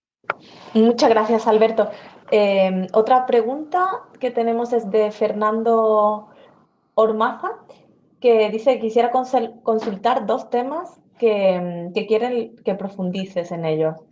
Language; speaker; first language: Spanish; native; Spanish